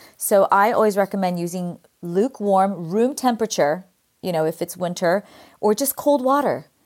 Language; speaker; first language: English; native; English